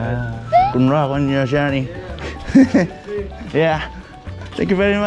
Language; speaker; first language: English; non-native, learner; Korean